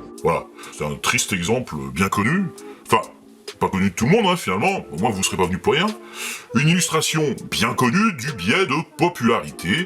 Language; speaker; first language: French; native; French